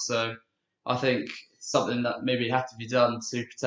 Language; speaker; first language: English; native; English